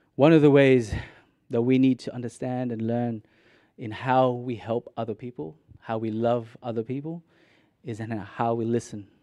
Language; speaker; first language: English; non-native, local second language; Cebuano